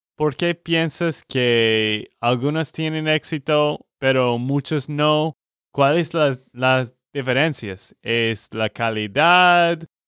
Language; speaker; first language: Spanish; non-native, fluent; English